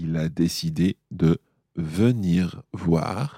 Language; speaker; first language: French; non-native, fluent; English